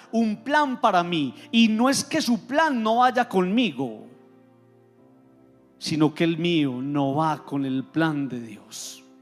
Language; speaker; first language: Spanish; native; Spanish